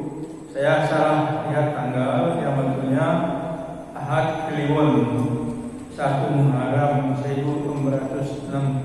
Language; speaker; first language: Indonesian; native; Indonesian